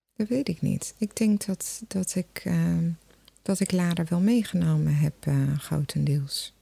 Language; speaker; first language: Dutch; non-native, fluent; Portuguese